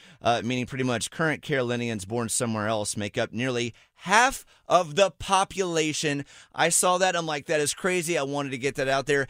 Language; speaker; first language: English; native; English